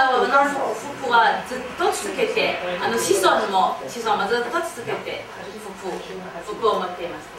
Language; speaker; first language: Japanese; non-native, fluent; Chinese